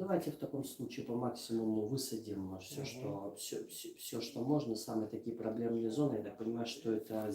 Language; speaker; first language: Russian; native; Russian